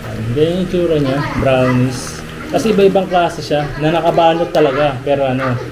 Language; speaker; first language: Filipino; native; Filipino